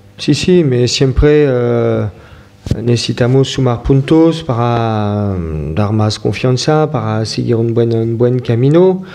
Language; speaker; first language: Spanish; non-native, fluent; French